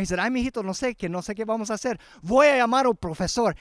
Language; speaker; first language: Spanish; early bilingual, heritage; Spanish